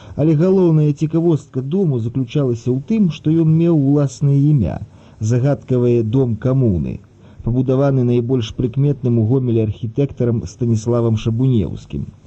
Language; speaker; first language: Belarusian; early bilingual, other home language; Russian